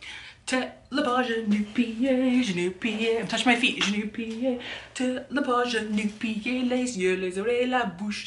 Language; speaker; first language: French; non-native, learner; English